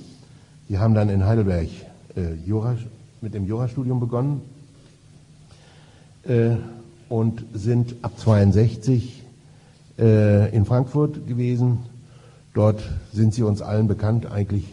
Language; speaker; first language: German; native; German